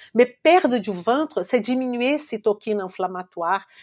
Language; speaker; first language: French; non-native, fluent; Portuguese